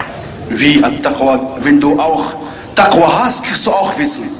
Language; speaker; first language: German; non-native, learner; Arabic